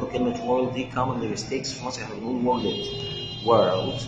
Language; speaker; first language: Arabic; native; Arabic